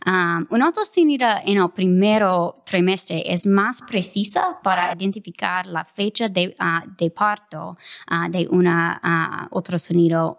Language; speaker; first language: Spanish; non-native, fluent; English